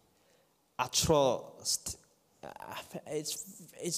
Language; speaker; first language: English; non-native, fluent; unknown